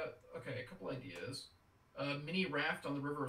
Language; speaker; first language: English; native; English